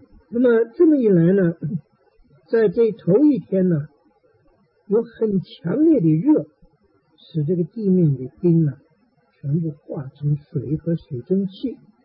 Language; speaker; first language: Chinese; native; Chinese